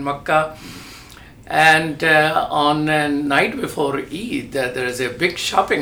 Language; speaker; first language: English; non-native, local second language; Urdu